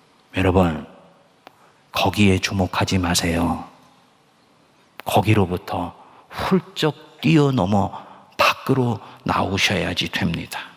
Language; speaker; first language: Korean; native; Korean